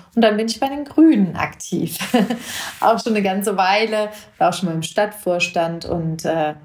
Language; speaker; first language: German; native; German